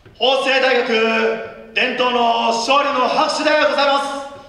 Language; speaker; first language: Japanese; native; Japanese